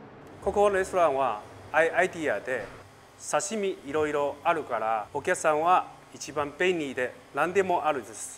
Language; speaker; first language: Japanese; non-native, learner; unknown